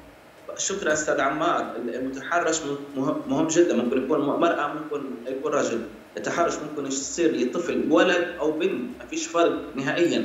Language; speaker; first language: Arabic; native; Arabic